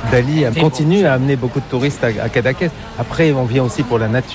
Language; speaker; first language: French; native; French